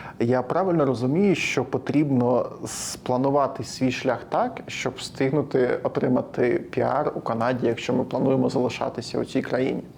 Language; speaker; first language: Ukrainian; native; Ukrainian